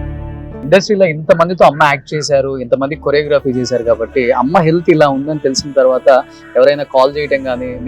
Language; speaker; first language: Telugu; native; Telugu